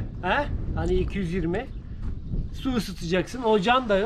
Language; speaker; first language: Turkish; native; Turkish